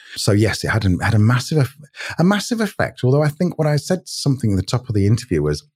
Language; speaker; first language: English; native; English